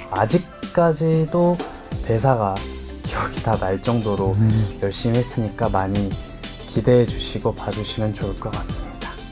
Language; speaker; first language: Korean; native; Korean